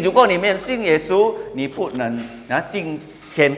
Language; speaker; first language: Chinese; early bilingual, heritage; Chinese